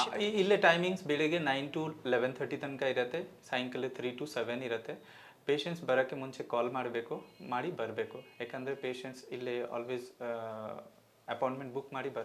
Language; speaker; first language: Kannada; non-native, local second language; Hindi